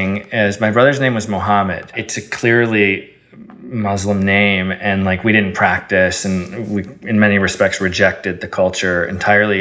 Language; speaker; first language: English; early bilingual, other home language; Arabic